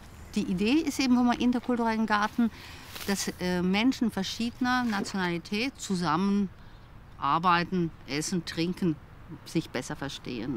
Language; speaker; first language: German; native; German